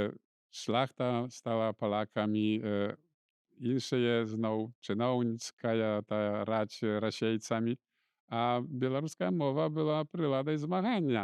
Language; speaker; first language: Polish; non-native, local second language; Belarusian